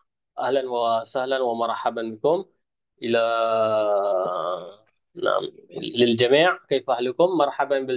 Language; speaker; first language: Arabic; non-native, fluent; Malay